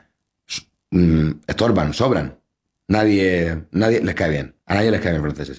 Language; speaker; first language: Spanish; native; Spanish